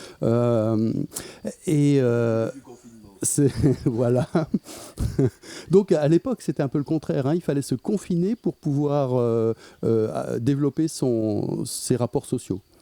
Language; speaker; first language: French; native; French